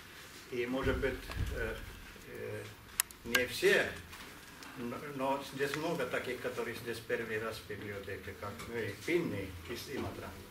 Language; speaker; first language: Russian; non-native, fluent; Finnish